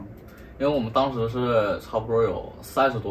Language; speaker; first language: Chinese; native; Chinese